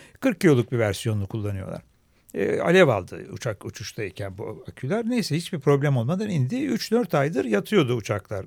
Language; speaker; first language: Turkish; native; Turkish